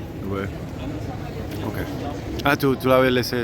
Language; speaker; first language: French; non-native, fluent; Spanish